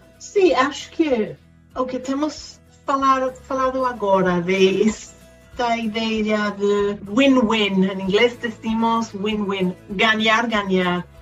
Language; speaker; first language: Portuguese; non-native, fluent; Spanish